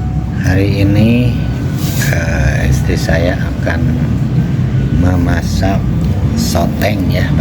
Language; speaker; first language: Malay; non-native, local second language; Sundanese